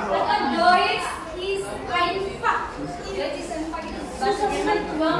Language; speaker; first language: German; non-native, fluent; Indonesian